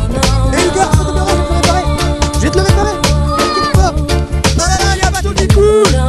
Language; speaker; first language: French; native; French